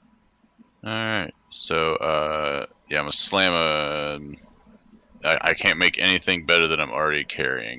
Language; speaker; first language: English; native; English